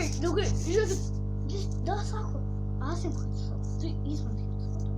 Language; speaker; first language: Russian; non-native, learner; Lithuanian